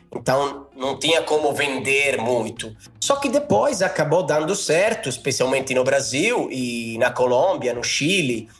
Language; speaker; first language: Portuguese; non-native, fluent; Italian